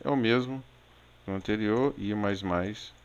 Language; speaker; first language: Portuguese; native; Portuguese